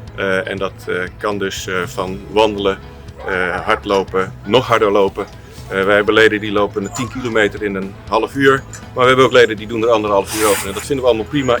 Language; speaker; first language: Dutch; native; Dutch